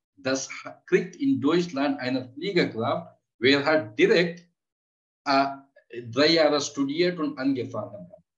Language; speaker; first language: German; non-native, learner; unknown